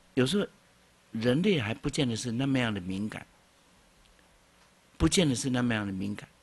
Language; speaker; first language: Chinese; native; Chinese